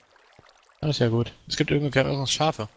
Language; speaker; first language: German; native; German